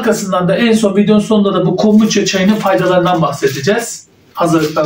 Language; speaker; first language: Turkish; native; Turkish